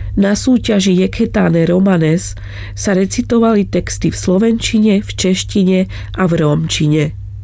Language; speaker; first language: Slovak; native; Slovak